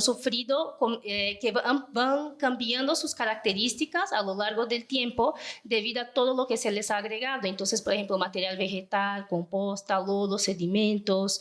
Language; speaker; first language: Spanish; non-native, fluent; Portuguese